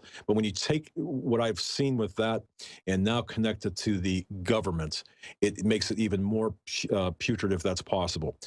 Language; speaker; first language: English; native; English